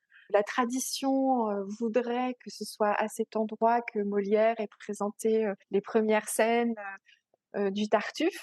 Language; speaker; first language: French; native; French